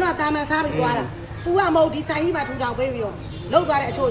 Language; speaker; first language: Burmese; native; Burmese